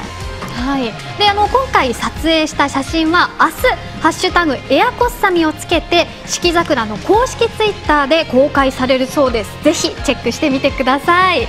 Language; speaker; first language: Japanese; native; Japanese